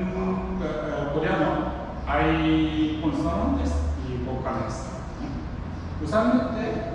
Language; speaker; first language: Spanish; non-native, learner; Korean